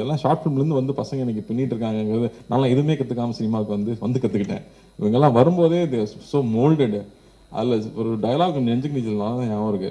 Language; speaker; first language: Tamil; native; Tamil